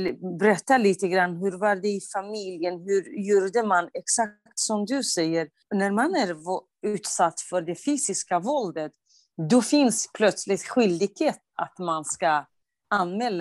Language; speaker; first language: Swedish; non-native, fluent; Kurdish